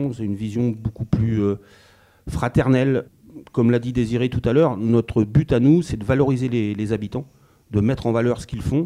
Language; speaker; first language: French; native; French